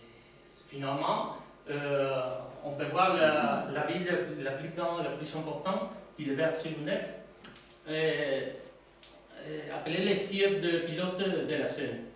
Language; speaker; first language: French; non-native, learner; Spanish